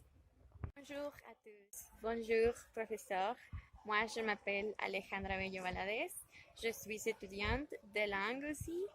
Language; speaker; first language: French; non-native, learner; Spanish